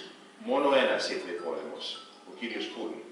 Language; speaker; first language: Greek; early bilingual, heritage; English